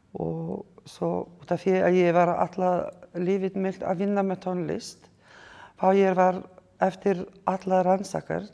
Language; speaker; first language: Icelandic; non-native, learner; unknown